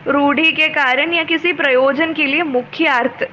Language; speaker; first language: Hindi; non-native, local second language; Malayalam